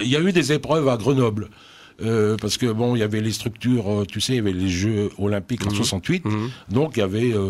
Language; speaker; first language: French; native; French